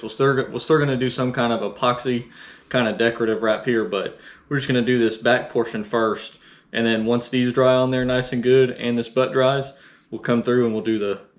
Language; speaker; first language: English; native; English